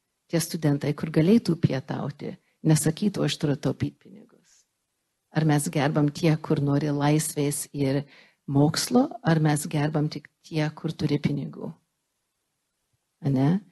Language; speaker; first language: Lithuanian; early bilingual, heritage; Lithuanian